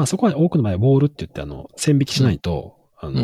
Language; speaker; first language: Japanese; native; Japanese